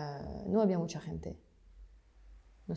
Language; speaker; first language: Spanish; non-native, fluent; French